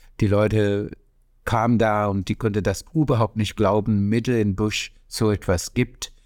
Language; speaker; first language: German; non-native, learner; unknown